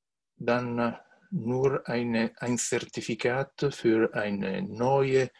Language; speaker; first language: German; non-native, learner; Italian